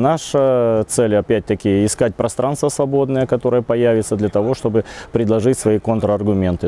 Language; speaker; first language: Russian; native; Russian